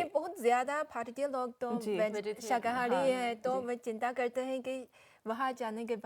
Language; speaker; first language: Hindi; non-native, fluent; Chinese